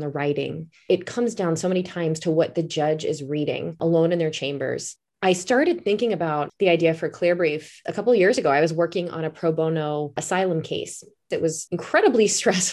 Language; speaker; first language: English; native; English